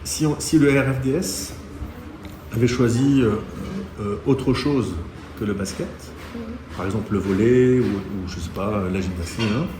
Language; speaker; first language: French; native; French